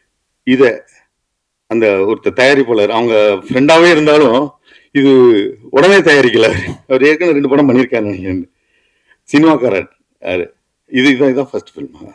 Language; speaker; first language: Tamil; native; Tamil